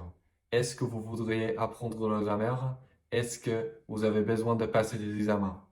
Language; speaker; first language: French; non-native, fluent; English